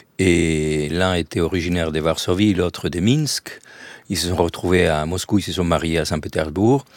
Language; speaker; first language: French; non-native, fluent; Spanish